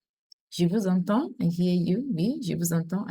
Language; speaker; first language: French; non-native, fluent; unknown